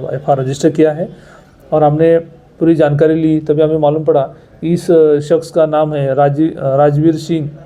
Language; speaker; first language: Hindi; non-native, local second language; Marathi